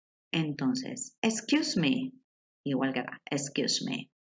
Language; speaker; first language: English; non-native, fluent; Spanish